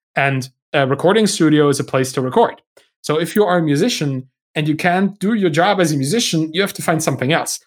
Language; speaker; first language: English; non-native, fluent; German